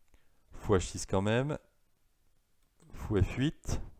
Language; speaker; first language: French; native; French